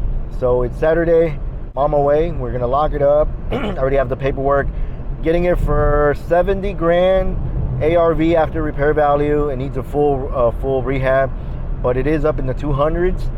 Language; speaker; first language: English; native; English